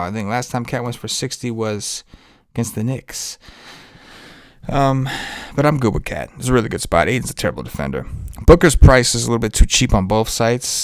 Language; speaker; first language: English; native; English